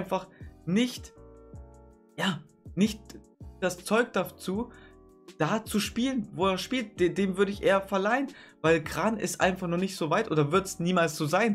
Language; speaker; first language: German; native; German